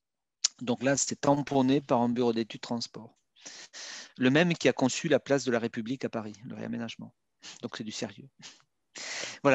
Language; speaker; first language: French; native; French